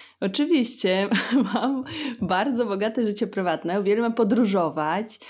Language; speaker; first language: Polish; non-native, fluent; Russian